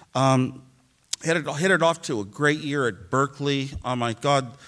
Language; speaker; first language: English; native; English